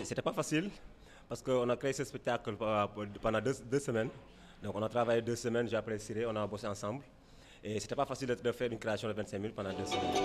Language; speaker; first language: French; non-native, local second language; Wolof